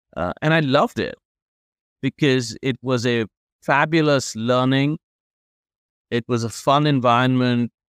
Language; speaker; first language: English; non-native, local second language; Hindi